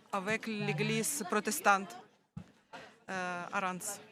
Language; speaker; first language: French; non-native, learner; Ukrainian